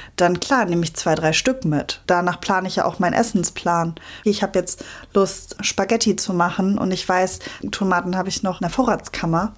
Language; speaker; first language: German; native; German